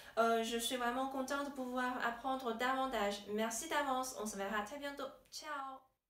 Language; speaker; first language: French; non-native, fluent; Chinese